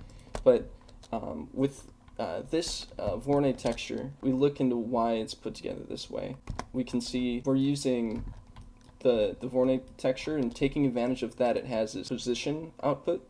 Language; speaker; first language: English; native; English